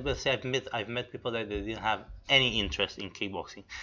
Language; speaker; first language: English; non-native, fluent; Romanian